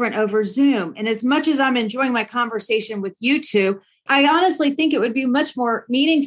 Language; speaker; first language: English; native; English